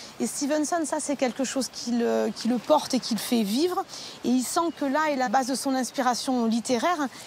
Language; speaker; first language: French; native; French